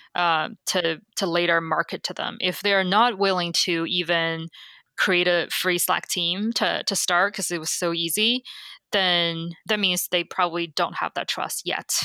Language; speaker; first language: English; non-native, fluent; Chinese